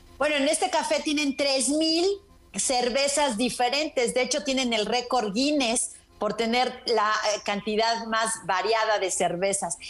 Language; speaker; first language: Spanish; native; Spanish